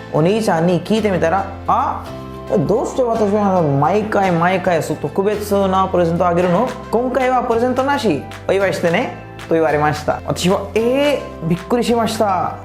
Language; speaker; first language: Japanese; non-native, learner; Hindi